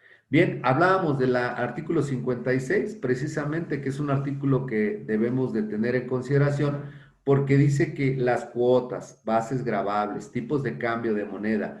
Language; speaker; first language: Spanish; native; Spanish